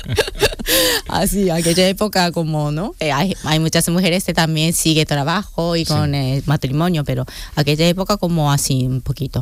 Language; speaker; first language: Spanish; non-native, fluent; Japanese